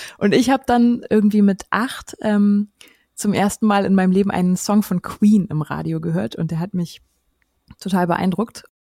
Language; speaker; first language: German; native; German